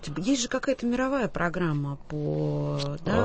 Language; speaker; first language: Russian; native; Russian